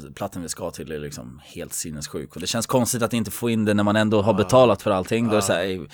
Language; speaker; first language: Swedish; native; Swedish